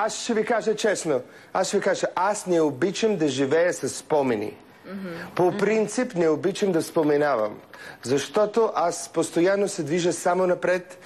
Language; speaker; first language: Bulgarian; early bilingual, heritage; Russian